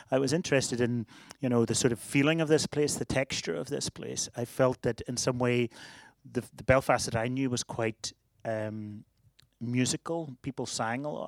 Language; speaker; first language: English; native; English